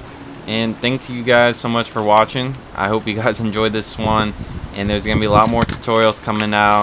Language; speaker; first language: English; native; English